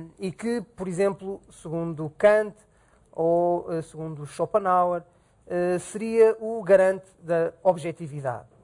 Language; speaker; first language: Portuguese; native; Portuguese